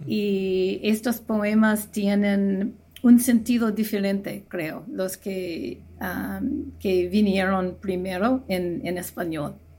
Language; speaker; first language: Spanish; non-native, fluent; English